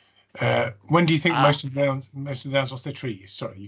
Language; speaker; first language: English; native; English